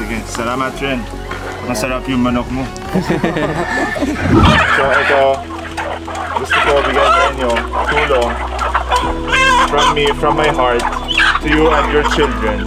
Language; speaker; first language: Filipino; non-native, learner; Arabic